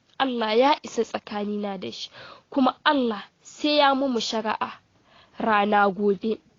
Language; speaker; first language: Hausa; native; Hausa